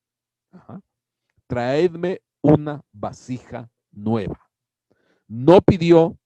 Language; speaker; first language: Spanish; native; Spanish